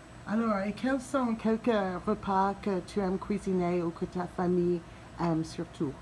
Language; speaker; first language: French; non-native, fluent; English